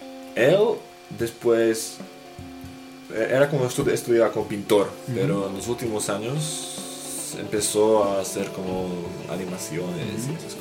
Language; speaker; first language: Spanish; non-native, fluent; Slovak